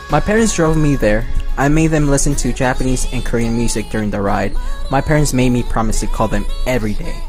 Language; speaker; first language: English; early bilingual, other home language; Spanish